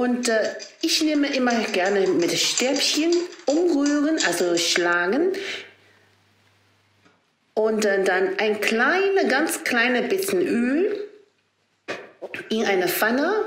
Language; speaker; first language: German; non-native, learner; Chinese